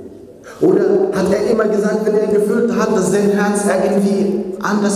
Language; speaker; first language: German; non-native, fluent; Arabic